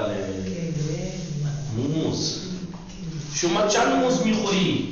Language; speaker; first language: Persian; non-native, fluent; Urdu